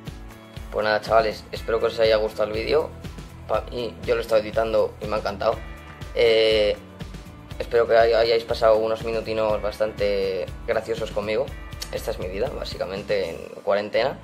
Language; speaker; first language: Spanish; native; Spanish